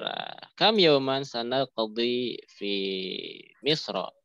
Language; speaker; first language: Arabic; non-native, fluent; Indonesian